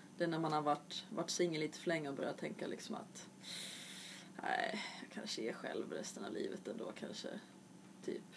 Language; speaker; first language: Swedish; native; Swedish